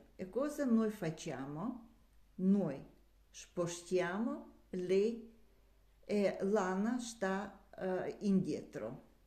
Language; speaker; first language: Italian; non-native, learner; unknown